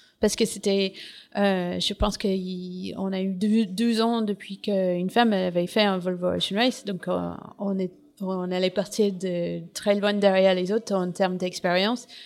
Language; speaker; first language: French; non-native, fluent; English